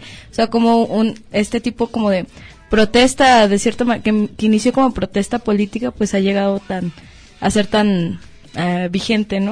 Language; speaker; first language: Spanish; native; Spanish